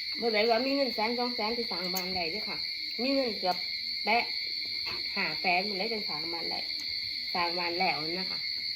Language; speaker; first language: Thai; native; Thai